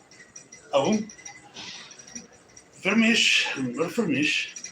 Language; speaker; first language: German; non-native, learner; English